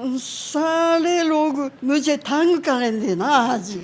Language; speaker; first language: Urdu; non-native, learner; Japanese